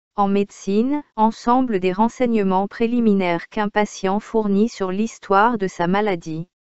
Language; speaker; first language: French; native; French